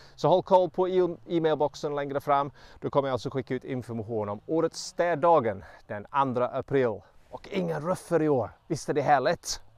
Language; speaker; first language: Swedish; non-native, fluent; English